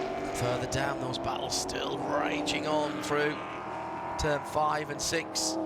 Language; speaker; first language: English; native; English